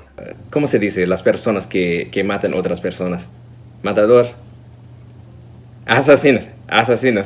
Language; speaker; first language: Spanish; non-native, learner; English